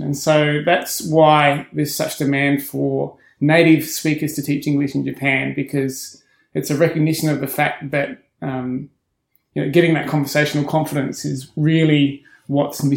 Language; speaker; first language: English; native; English